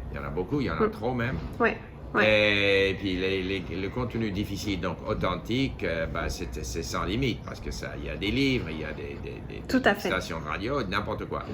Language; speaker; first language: French; non-native, fluent; English